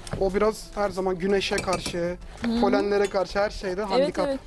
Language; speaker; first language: Turkish; native; Turkish